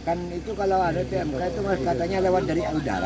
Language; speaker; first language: Indonesian; non-native, local second language; Madurese